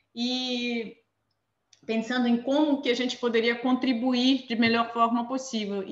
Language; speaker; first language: Portuguese; non-native, fluent; Armenian